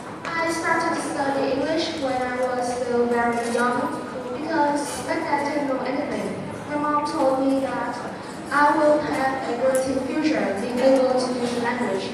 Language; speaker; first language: English; non-native, fluent; Vietnamese